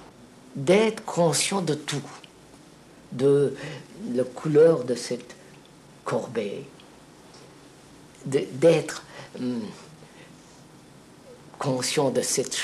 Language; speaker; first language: French; non-native, fluent; Telugu